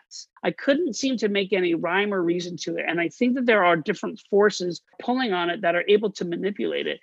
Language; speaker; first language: English; native; English